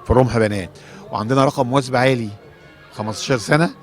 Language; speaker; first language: Arabic; native; Arabic